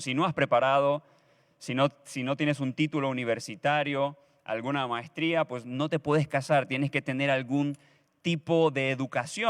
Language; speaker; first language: Spanish; native; Spanish